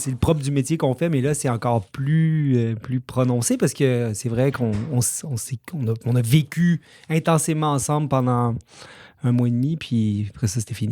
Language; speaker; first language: French; native; French